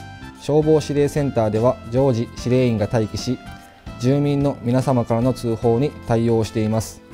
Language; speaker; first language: Japanese; native; Japanese